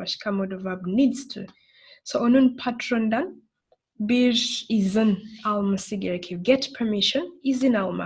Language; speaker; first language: Turkish; non-native, learner; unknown